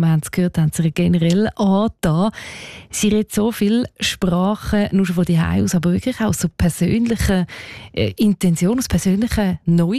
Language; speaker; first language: German; native; German